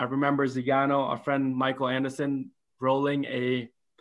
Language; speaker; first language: English; early bilingual, other home language; Khmer